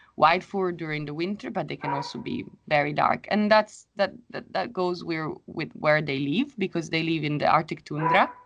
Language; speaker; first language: English; non-native, fluent; Italian